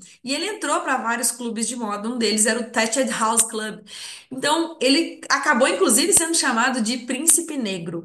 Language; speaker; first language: Portuguese; native; Portuguese